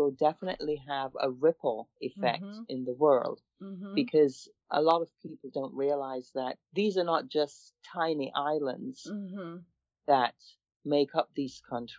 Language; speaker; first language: English; native; English